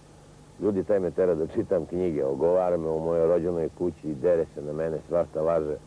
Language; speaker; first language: Bosnian; native; Bosnian